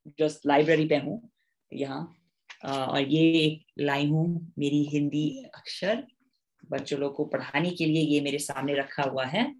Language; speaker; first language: Hindi; non-native, fluent; English